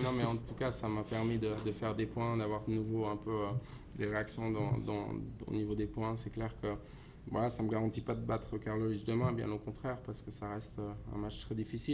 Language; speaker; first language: French; native; French